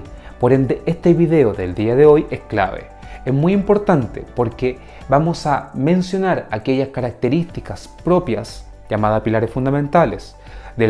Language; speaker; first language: Spanish; native; Spanish